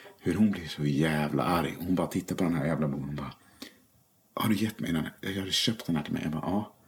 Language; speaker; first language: Swedish; native; Swedish